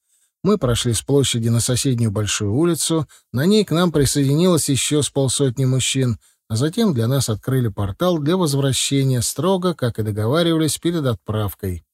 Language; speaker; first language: Russian; native; Russian